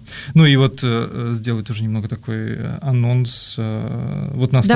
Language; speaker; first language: Russian; native; Russian